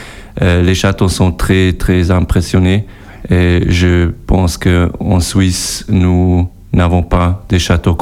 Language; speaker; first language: French; non-native, learner; German